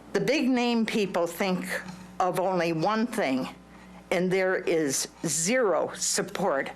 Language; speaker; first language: English; native; English